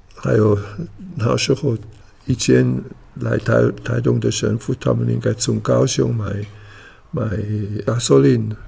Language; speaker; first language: Chinese; non-native, learner; Italian